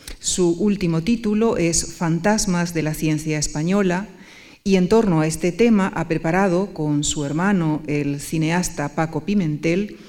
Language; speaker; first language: Spanish; native; Spanish